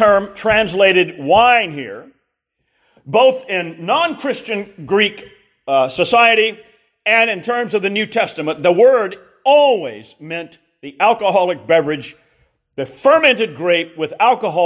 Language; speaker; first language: English; native; English